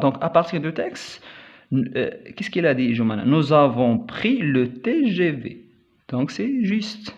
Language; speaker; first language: French; non-native, local second language; Arabic